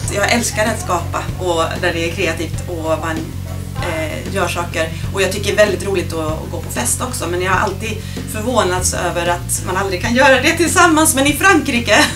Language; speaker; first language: Swedish; native; Swedish